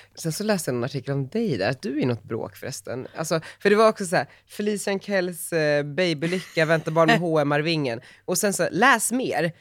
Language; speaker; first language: Swedish; native; Swedish